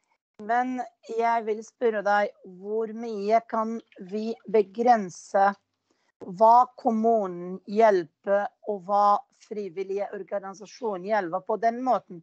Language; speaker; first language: Norwegian; non-native, fluent; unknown